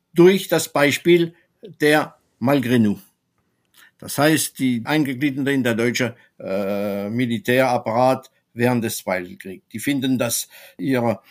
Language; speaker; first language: German; non-native, fluent; French